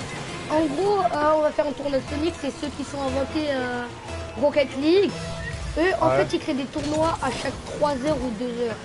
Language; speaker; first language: French; native; French